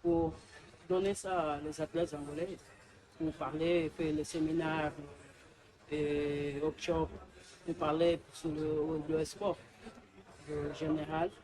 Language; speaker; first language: French; non-native, learner; Portuguese